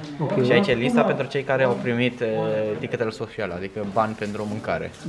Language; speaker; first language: Romanian; non-native, fluent; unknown